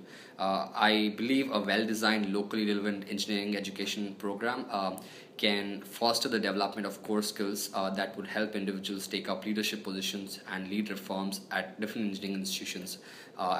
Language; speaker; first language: English; non-native, local second language; Telugu